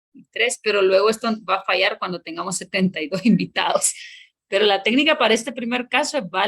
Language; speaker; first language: Spanish; native; Spanish